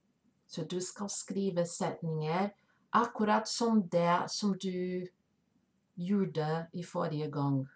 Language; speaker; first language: Norwegian; non-native, fluent; Spanish